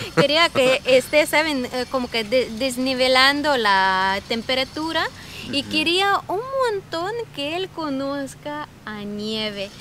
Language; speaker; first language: Spanish; non-native, fluent; Ukrainian